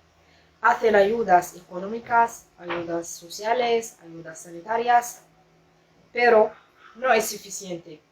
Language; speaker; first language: Spanish; non-native, learner; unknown